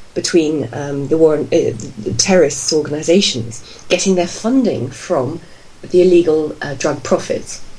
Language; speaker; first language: English; native; English